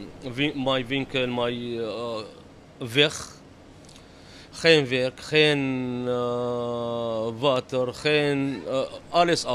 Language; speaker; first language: Dutch; non-native, learner; Arabic